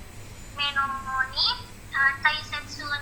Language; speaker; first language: Japanese; non-native, learner; Indonesian